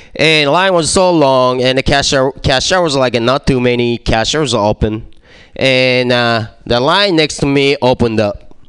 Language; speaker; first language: English; non-native, fluent; Japanese